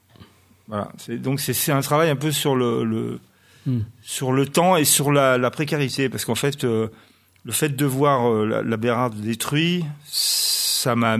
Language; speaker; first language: French; native; French